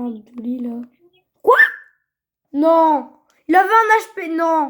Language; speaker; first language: French; native; French